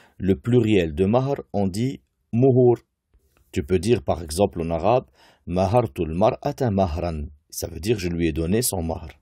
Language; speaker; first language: French; native; French